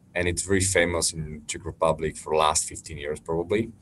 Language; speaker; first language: English; non-native, fluent; Slovak